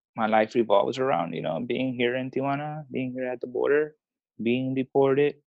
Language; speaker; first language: English; early bilingual, other home language; Spanish